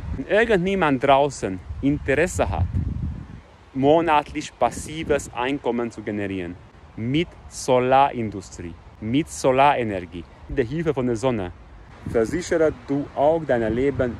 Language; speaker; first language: German; non-native, fluent; Hungarian